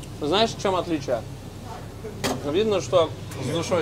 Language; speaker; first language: Russian; native; Russian